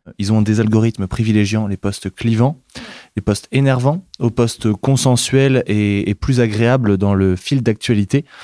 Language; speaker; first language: French; native; French